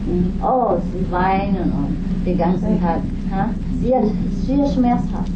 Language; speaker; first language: German; non-native, learner; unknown